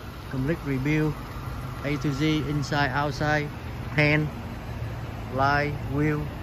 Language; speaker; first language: English; non-native, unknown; Vietnamese